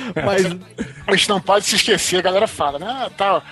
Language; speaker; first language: Portuguese; native; Portuguese